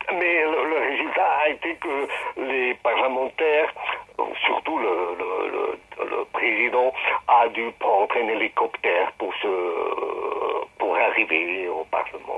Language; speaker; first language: French; non-native, fluent; Spanish